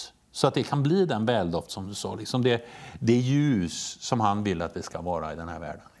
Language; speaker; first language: Swedish; native; Swedish